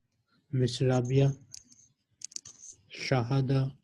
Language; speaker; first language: Arabic; non-native, fluent; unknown